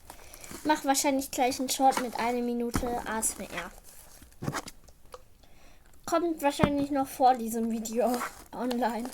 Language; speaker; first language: German; native; German